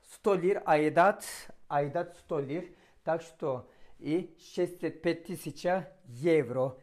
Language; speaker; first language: Russian; non-native, fluent; Turkish